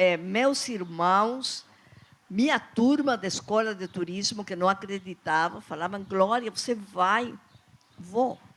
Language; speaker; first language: Portuguese; non-native, fluent; Spanish